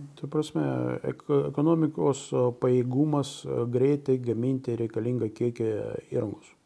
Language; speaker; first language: Lithuanian; non-native, local second language; Russian